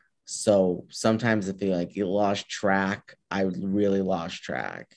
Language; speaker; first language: English; early bilingual, other home language; Spanish